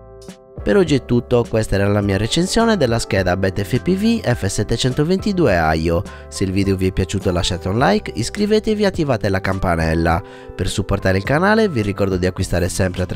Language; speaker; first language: Italian; native; Italian